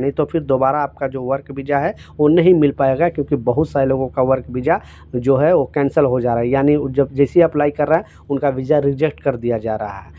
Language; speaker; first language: Hindi; native; Hindi